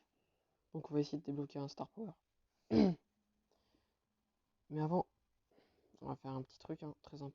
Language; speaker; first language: French; native; French